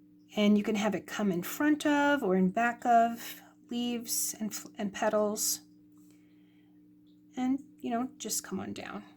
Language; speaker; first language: English; native; English